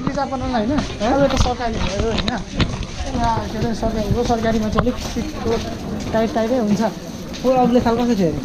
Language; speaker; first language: Nepali; native; Nepali